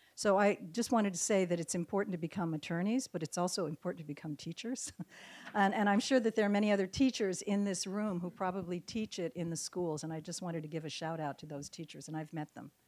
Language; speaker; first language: English; native; English